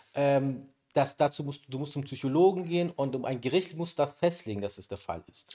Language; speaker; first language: German; early bilingual, other home language; Persian